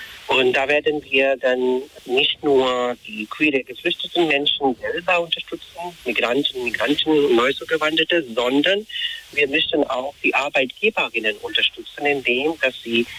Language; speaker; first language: German; non-native, fluent; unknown